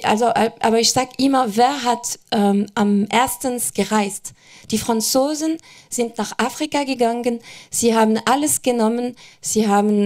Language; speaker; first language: German; non-native, fluent; French